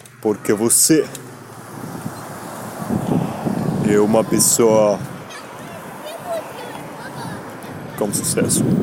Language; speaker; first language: Portuguese; non-native, learner; Spanish